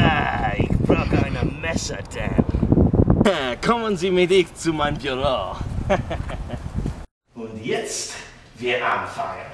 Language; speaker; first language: German; non-native, learner; English